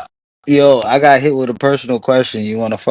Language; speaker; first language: English; native; English